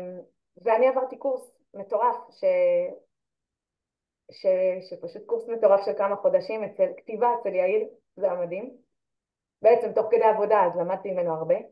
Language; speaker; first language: Hebrew; native; Hebrew